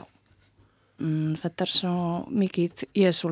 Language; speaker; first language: Icelandic; non-native, learner; Polish